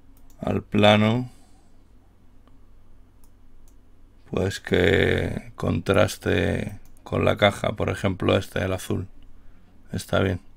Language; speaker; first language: Spanish; native; Spanish